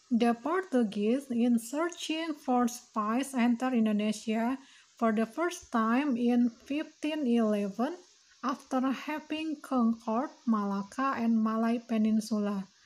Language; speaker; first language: English; non-native, fluent; Indonesian